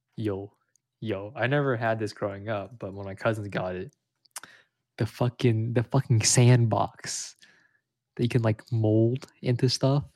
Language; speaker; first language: English; early bilingual, other home language; Vietnamese